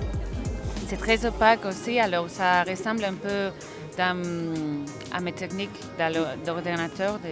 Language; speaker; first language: French; non-native, learner; Spanish